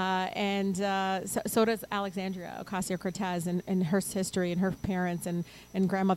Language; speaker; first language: English; early bilingual, other home language; Arabic